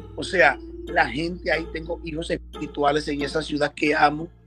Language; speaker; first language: Spanish; early bilingual, heritage; Spanish